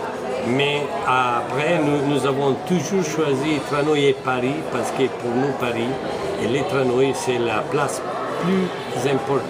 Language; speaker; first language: French; non-native, fluent; Italian